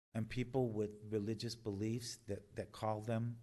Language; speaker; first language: English; native; English